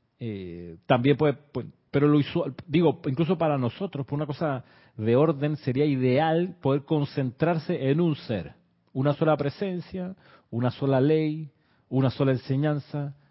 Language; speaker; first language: Spanish; native; Spanish